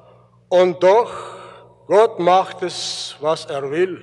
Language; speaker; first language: German; early bilingual, heritage; German